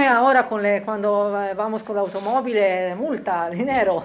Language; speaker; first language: Spanish; non-native, learner; Italian